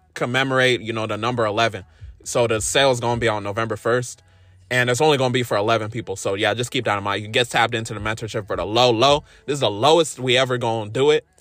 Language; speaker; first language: English; native; English